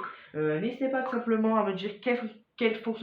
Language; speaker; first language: French; native; French